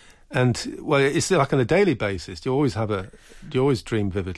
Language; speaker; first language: English; native; English